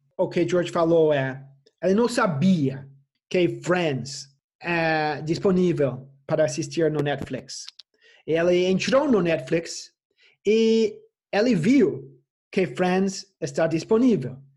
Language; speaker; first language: Portuguese; non-native, fluent; English